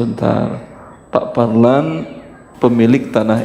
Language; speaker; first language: Indonesian; native; Indonesian